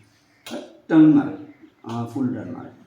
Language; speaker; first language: Kannada; non-native, local second language; Tibetan